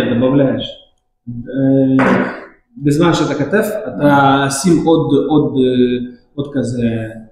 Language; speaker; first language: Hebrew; non-native, fluent; Russian